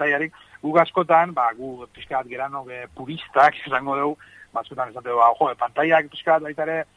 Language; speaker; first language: Basque; native; Basque